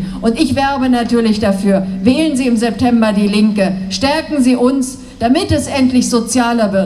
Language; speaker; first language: German; native; German